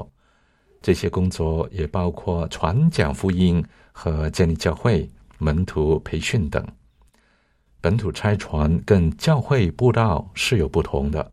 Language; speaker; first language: Chinese; non-native, local second language; Cantonese